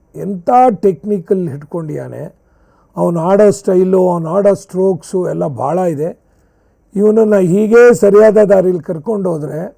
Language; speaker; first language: Kannada; native; Kannada